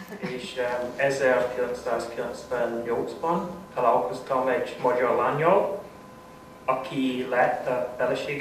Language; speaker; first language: Hungarian; non-native, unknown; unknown